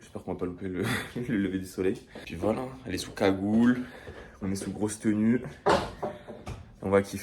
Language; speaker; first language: French; native; French